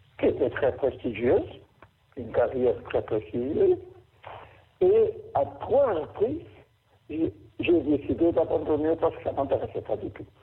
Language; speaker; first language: French; non-native, fluent; Portuguese